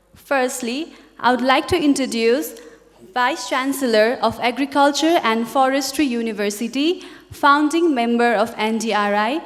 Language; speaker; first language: English; non-native, local second language; Nepali